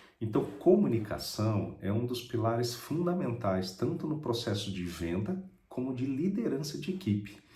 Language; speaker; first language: Portuguese; native; Portuguese